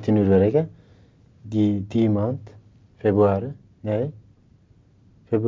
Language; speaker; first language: Dutch; non-native, learner; Turkish